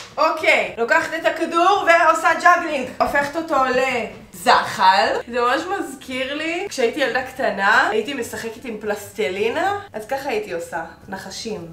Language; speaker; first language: Hebrew; native; Hebrew